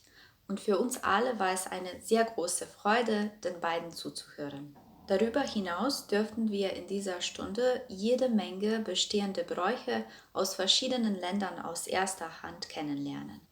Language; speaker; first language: German; non-native, fluent; Croatian